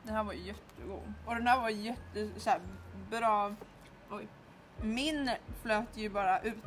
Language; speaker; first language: Swedish; native; Swedish